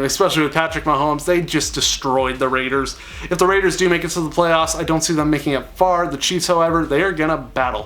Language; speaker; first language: English; native; English